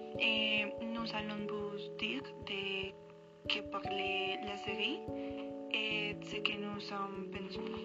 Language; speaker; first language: French; non-native, learner; Spanish